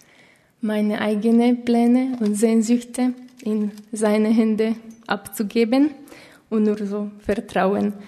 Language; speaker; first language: German; non-native, fluent; Slovak